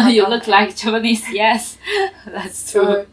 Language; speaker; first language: English; non-native, learner; Japanese